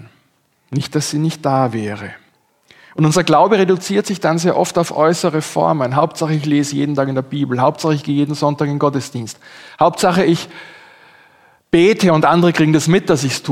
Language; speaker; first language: German; native; German